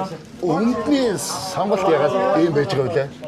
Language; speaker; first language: Mongolian; native; Mongolian